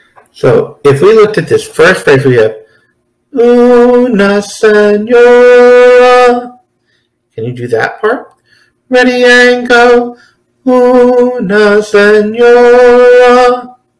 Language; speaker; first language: English; native; English